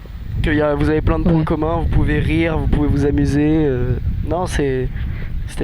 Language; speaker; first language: French; native; French